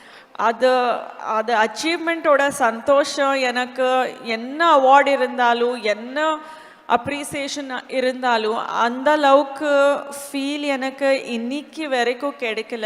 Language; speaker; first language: Tamil; non-native, fluent; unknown